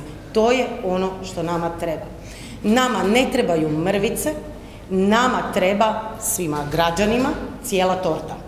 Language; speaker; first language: Croatian; native; Croatian